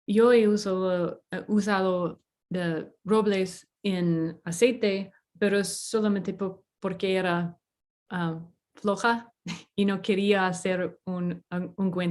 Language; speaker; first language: Spanish; non-native, fluent; English